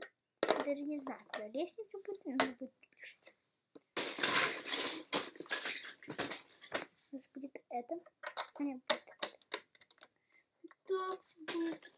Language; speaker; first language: Russian; early bilingual, heritage; Russian